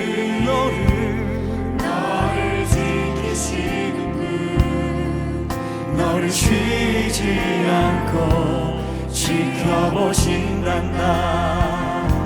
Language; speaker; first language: Korean; native; Korean